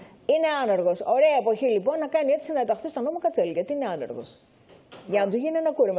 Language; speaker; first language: Greek; native; Greek